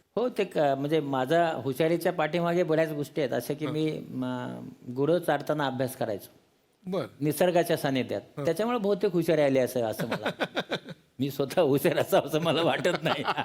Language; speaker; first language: Marathi; native; Marathi